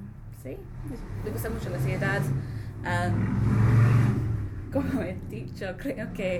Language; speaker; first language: Spanish; non-native, learner; English